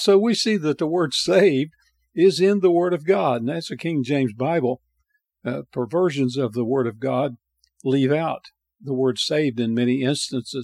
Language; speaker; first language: English; native; English